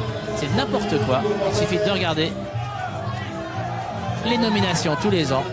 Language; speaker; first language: French; native; French